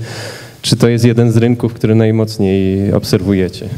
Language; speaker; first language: Polish; native; Polish